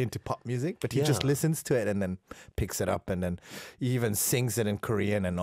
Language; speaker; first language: English; non-native, fluent; German